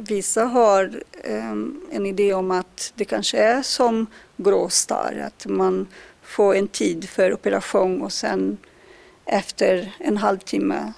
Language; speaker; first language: Swedish; non-native, fluent; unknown